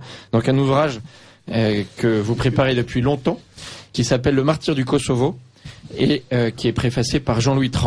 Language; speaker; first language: French; native; French